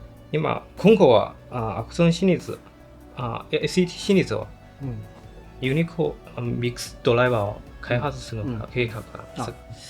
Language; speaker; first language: Japanese; non-native, learner; Chinese